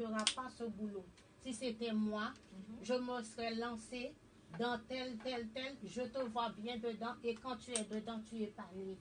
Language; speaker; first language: French; native; French